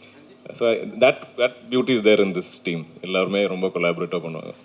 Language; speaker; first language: Tamil; non-native, local second language; Malayalam